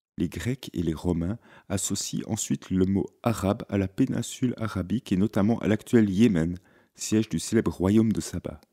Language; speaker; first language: French; native; French